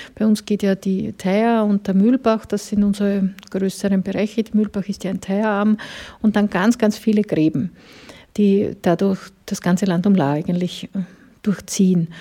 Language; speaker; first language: German; native; German